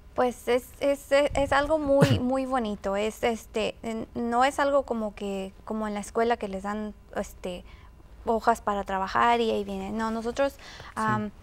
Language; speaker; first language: Spanish; native; Spanish